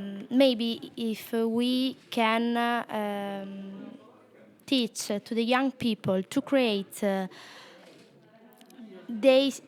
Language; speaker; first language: English; non-native, learner; Italian